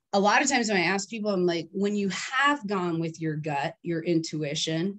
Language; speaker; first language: English; native; English